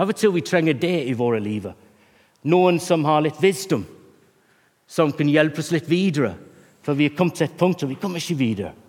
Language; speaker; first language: Norwegian; non-native, fluent; English